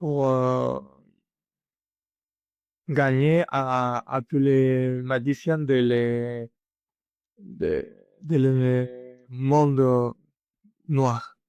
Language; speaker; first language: French; non-native, learner; Spanish